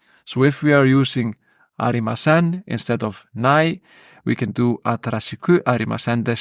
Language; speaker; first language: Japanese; non-native, learner; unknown